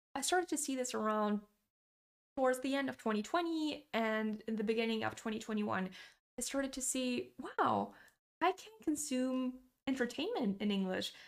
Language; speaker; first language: English; non-native, fluent; Portuguese